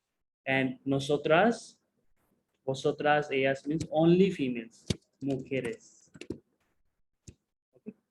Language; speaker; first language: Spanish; non-native, fluent; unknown